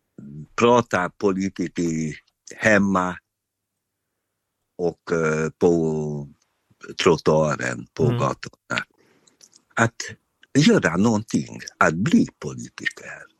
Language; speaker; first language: Swedish; non-native, learner; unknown